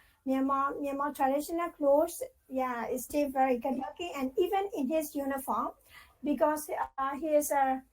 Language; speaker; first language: English; non-native, fluent; Burmese